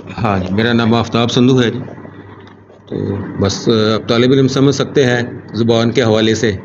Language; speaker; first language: Urdu; non-native, local second language; Punjabi